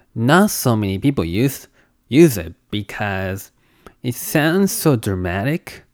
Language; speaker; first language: English; non-native, fluent; Japanese